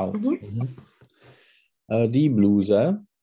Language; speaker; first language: German; non-native, learner; Czech